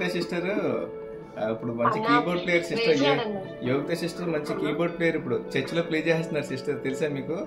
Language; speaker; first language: Telugu; native; Telugu